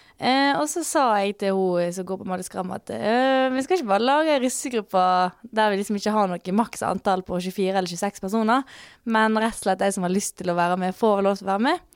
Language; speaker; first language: Norwegian; native; Norwegian